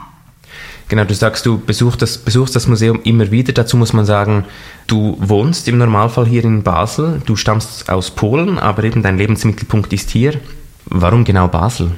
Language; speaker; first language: German; native; German